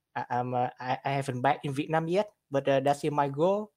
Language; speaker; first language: English; non-native, learner; Vietnamese